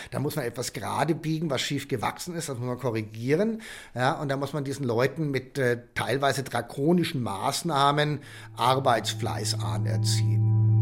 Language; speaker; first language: German; native; German